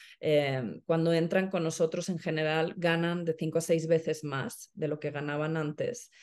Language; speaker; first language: Spanish; non-native, fluent; Swedish